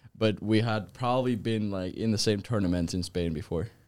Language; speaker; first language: English; non-native, fluent; Spanish